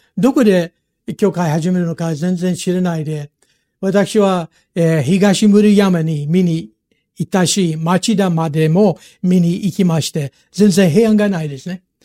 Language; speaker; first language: Japanese; non-native, fluent; English